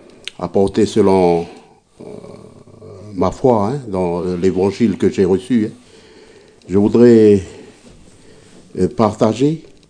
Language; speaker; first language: French; native; French